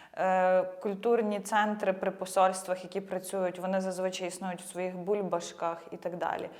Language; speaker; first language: Ukrainian; native; Ukrainian